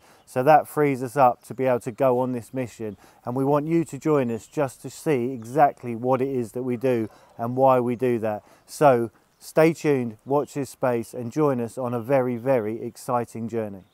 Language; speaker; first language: English; native; English